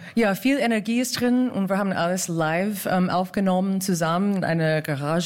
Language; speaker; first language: German; non-native, fluent; English